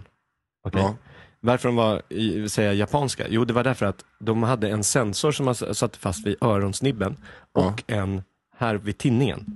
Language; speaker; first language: Swedish; native; Swedish